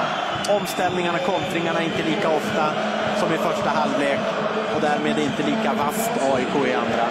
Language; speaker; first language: Swedish; native; Swedish